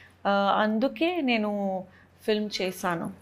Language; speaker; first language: Telugu; non-native, fluent; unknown